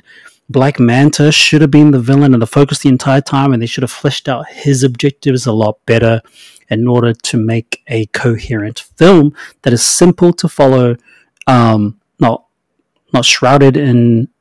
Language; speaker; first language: English; native; English